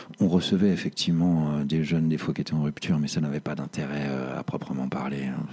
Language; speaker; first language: French; native; French